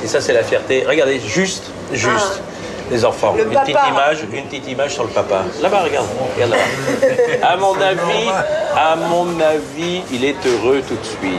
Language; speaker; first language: French; native; French